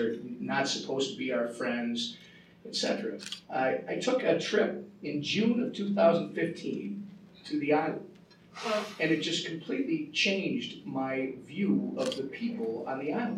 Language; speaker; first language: English; native; English